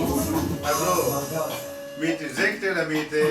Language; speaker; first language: German; non-native, learner; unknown